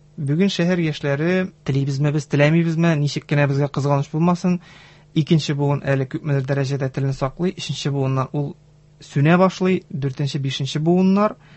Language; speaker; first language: Tatar; native; Tatar